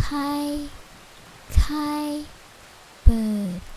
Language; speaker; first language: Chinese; non-native, fluent; Lao